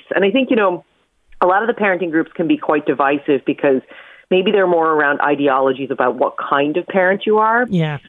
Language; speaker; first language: English; native; English